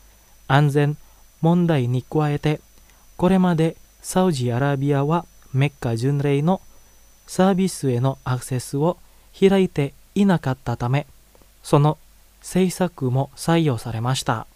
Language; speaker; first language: Japanese; non-native, fluent; Indonesian